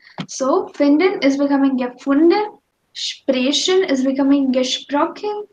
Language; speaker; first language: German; non-native, fluent; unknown